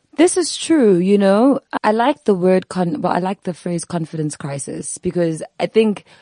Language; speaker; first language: English; non-native, local second language; Zulu